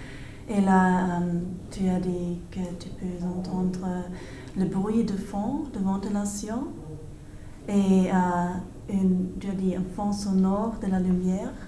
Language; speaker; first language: French; non-native, learner; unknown